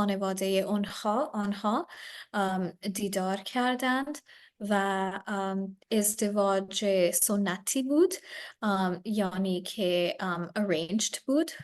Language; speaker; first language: Persian; non-native, learner; English